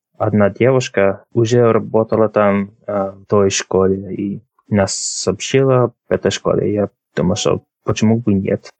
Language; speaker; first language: Russian; non-native, fluent; English